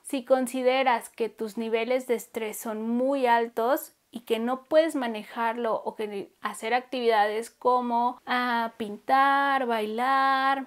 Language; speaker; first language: Spanish; native; Spanish